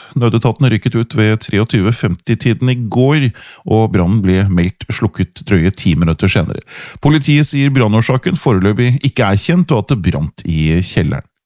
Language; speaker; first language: Norwegian; native; Norwegian